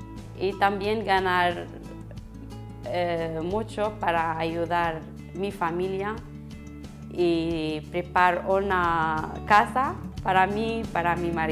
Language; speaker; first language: Spanish; non-native, learner; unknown